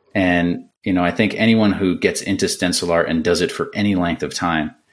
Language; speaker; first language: English; native; English